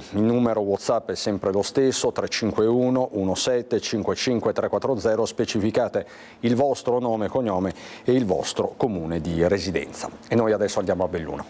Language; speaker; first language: Italian; native; Italian